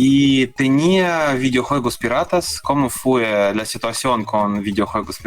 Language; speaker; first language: Spanish; non-native, learner; Russian